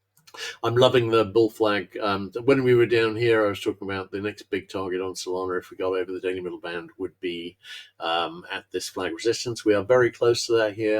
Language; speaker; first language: English; native; English